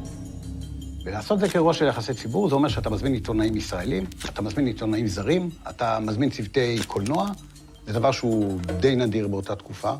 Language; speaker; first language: Hebrew; native; Hebrew